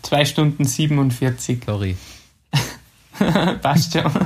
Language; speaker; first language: German; native; German